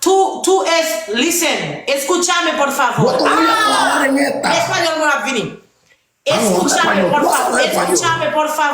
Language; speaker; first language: Spanish; non-native, learner; Haitian Creole